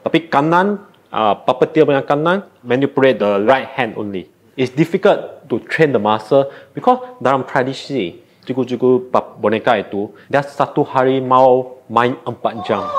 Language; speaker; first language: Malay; non-native, local second language; Chinese